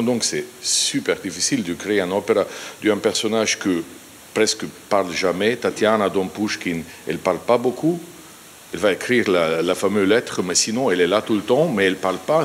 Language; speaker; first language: French; non-native, fluent; Slovenian